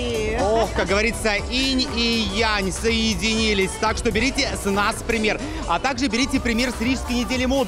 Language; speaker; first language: Russian; native; Russian